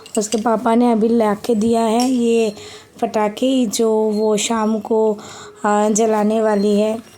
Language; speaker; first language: Hindi; non-native, local second language; Bangla